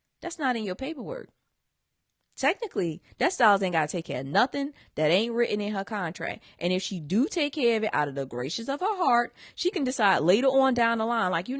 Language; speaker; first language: English; native; English